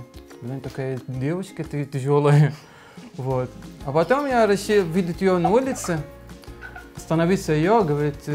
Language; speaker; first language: Russian; non-native, learner; Arabic